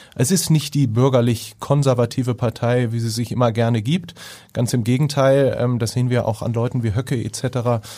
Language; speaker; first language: German; native; German